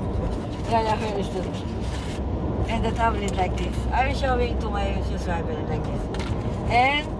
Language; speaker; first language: English; non-native, learner; Filipino